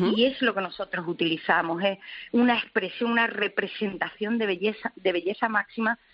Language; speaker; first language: Spanish; native; Spanish